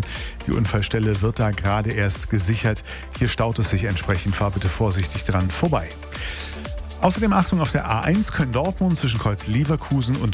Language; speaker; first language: German; native; German